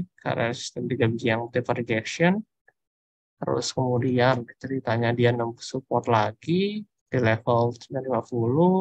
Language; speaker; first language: Indonesian; native; Indonesian